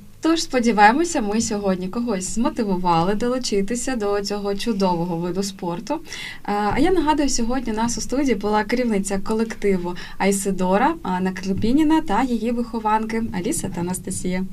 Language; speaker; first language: Ukrainian; native; Ukrainian